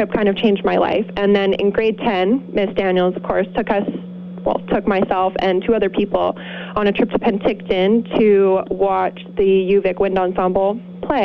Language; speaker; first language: English; native; English